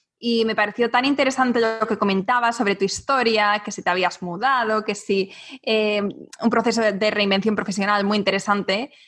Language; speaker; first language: Spanish; native; Spanish